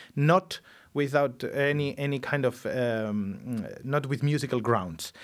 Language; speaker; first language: English; non-native, fluent; Spanish